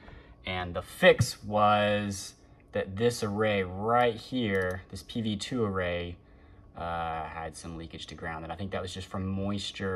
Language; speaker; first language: English; native; English